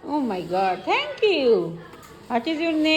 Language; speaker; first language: English; non-native, local second language; Bangla